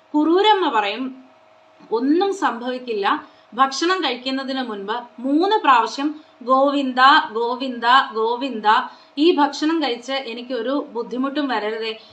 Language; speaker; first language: Malayalam; non-native, local second language; Konkani